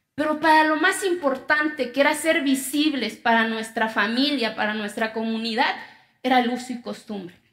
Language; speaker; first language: Spanish; non-native, local second language; Zapotec